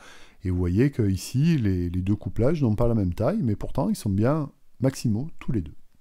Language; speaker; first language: French; native; French